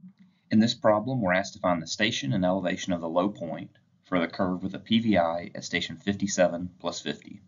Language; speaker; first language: English; native; English